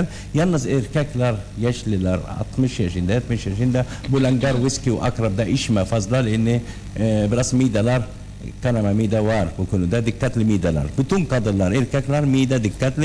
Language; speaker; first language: Turkish; non-native, learner; Arabic